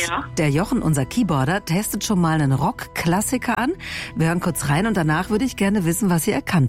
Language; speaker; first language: German; native; German